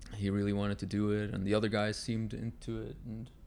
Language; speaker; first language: English; non-native, fluent; Spanish